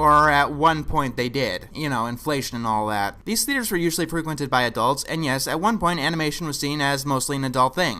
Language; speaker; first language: English; native; English